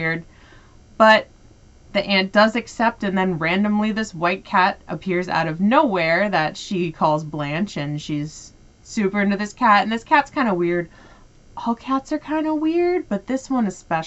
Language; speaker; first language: English; native; English